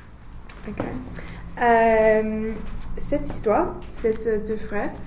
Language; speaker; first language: French; non-native, learner; English